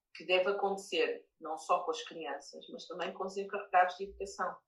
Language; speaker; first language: Portuguese; native; Portuguese